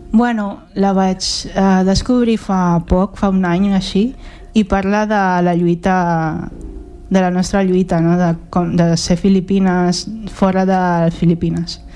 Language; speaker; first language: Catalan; early bilingual, other home language; Filipino